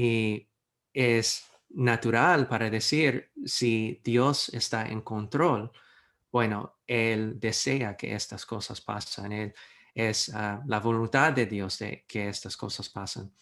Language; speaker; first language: Spanish; non-native, fluent; English